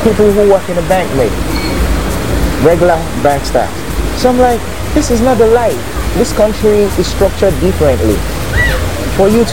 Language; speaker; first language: English; non-native, local second language; Yoruba